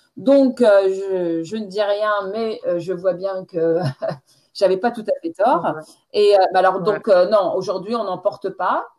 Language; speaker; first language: French; native; French